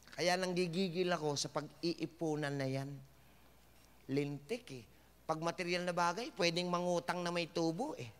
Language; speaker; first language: Filipino; native; Filipino